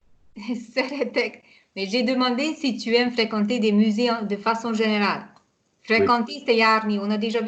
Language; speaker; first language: French; non-native, fluent; Hungarian